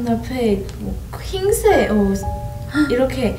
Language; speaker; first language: Korean; non-native, learner; Chinese